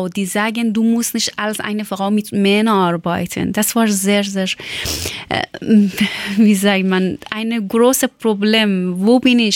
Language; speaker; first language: German; non-native, learner; Persian